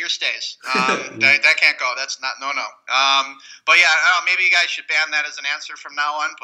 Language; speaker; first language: English; native; English